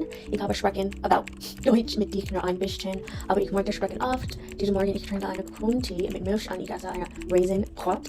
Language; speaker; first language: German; non-native, learner; English